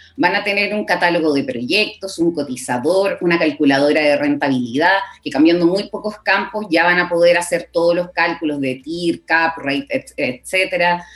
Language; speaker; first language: Spanish; native; Spanish